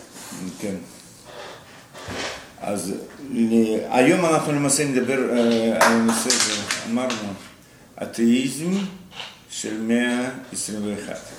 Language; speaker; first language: Hebrew; non-native, fluent; Russian